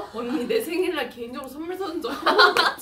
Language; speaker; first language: Korean; native; Korean